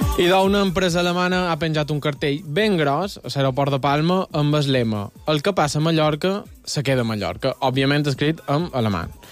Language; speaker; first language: Catalan; native; Catalan